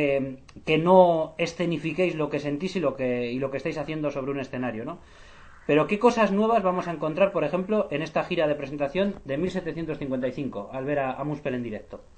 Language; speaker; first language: Spanish; native; Spanish